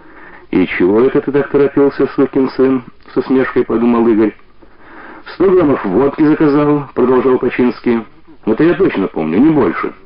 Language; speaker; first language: Russian; native; Russian